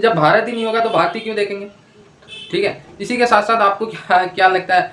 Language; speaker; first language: Hindi; native; Hindi